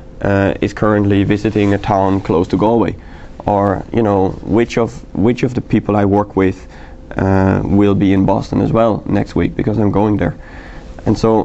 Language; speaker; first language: English; non-native, fluent; Dutch